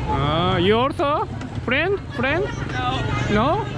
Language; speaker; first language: English; non-native, learner; Japanese